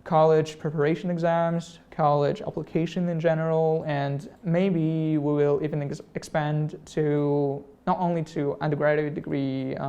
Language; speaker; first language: English; non-native, fluent; Russian